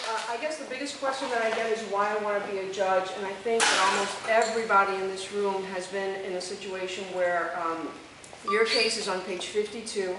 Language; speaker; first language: English; early bilingual, other home language; Spanish